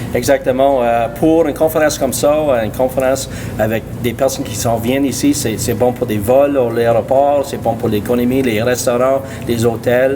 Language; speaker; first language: French; non-native, local second language; English